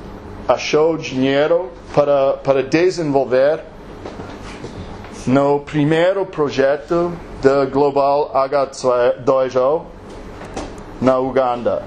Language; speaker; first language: Portuguese; non-native, learner; English